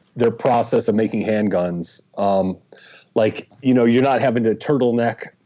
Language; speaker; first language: English; native; English